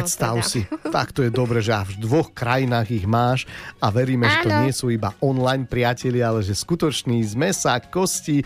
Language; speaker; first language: Slovak; native; Slovak